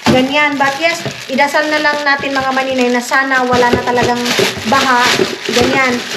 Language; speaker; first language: Filipino; non-native, local second language; Cebuano